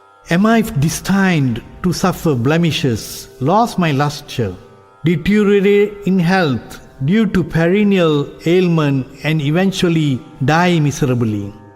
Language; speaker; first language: English; non-native, local second language; Tamil